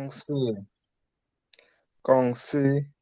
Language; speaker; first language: Chinese; non-native, learner; Bangla